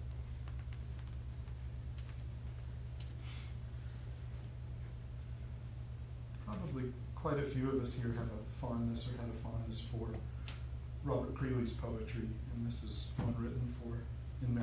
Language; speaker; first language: English; native; English